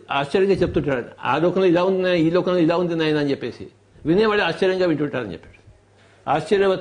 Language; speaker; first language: Telugu; native; Telugu